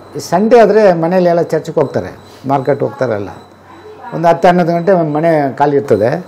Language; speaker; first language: Kannada; non-native, local second language; Tamil